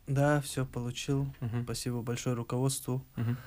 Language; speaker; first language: Russian; native; Russian